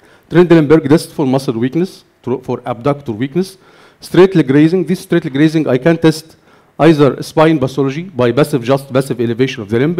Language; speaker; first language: English; non-native, fluent; Arabic